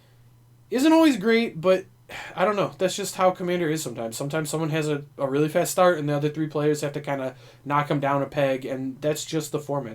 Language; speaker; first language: English; native; English